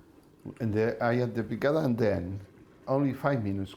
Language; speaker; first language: English; non-native, learner; Catalan